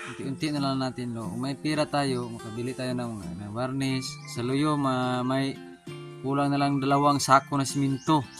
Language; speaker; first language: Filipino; non-native, local second language; Cebuano